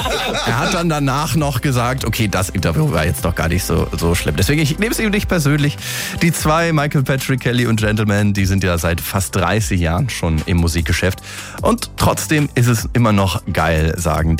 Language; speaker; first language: German; native; German